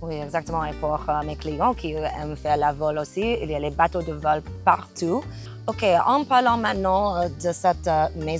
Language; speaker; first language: French; non-native, fluent; English